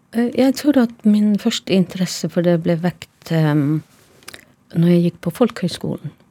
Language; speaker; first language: Norwegian; native; Norwegian